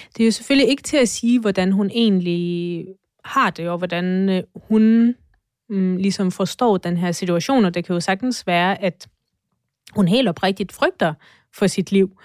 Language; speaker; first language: Danish; non-native, fluent; Russian